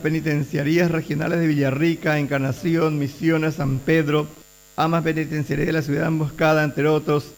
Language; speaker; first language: Spanish; native; Spanish